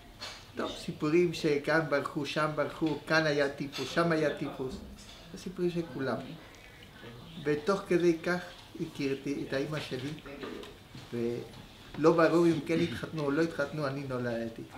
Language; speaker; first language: Hebrew; early bilingual, other home language; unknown